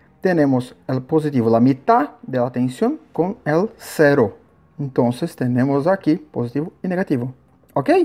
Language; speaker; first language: Spanish; non-native, learner; Portuguese